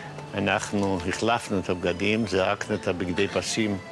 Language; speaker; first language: Hebrew; non-native, fluent; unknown